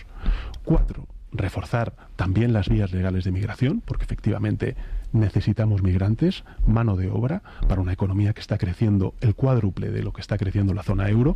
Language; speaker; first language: Spanish; native; Spanish